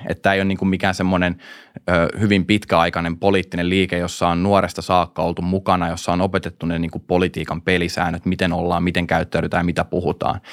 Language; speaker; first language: Finnish; native; Finnish